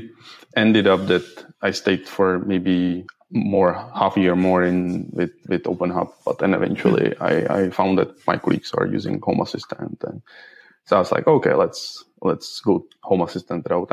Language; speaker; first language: English; non-native, fluent; Czech